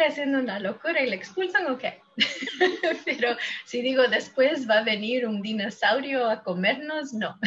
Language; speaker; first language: Spanish; early bilingual, heritage; Spanish